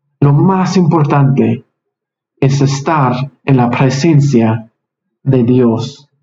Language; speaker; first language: Spanish; non-native, fluent; English